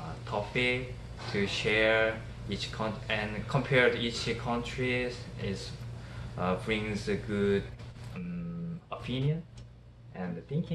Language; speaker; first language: English; non-native, learner; Korean